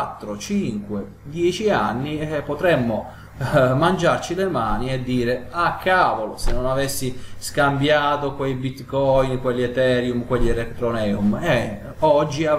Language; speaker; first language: Italian; native; Italian